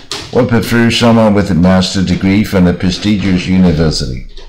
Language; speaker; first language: English; non-native, fluent; Chinese